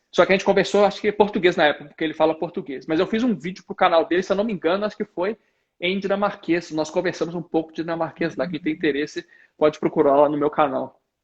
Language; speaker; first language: Portuguese; native; Portuguese